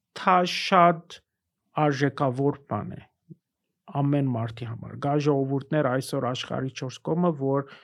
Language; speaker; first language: Armenian; early bilingual, heritage; Armenian